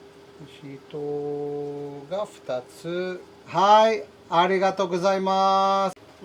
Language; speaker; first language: Japanese; non-native, learner; English